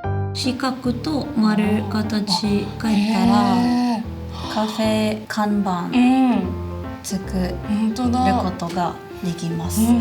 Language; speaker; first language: Japanese; non-native, fluent; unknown